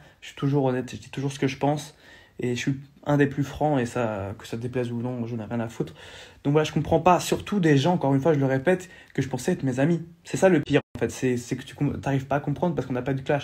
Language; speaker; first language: French; native; French